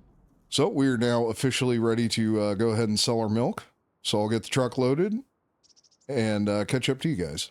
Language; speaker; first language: English; native; English